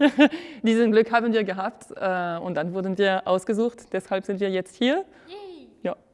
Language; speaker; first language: German; non-native, fluent; French